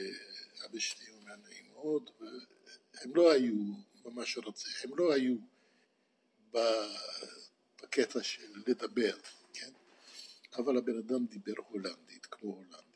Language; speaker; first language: Hebrew; non-native, fluent; Dutch